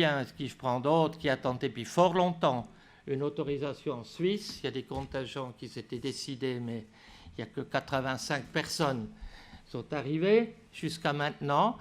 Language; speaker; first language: French; native; French